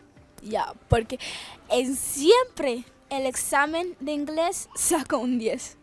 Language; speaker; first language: Spanish; early bilingual, other home language; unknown